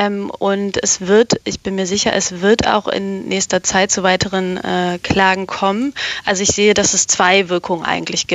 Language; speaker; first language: German; native; German